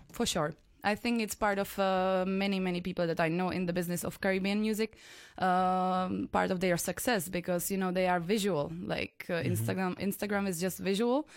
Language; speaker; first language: English; non-native, fluent; Czech